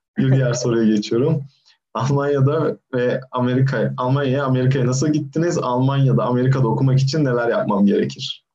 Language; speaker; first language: Turkish; native; Turkish